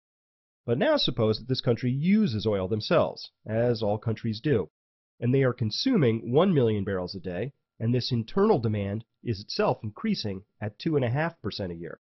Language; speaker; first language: English; native; English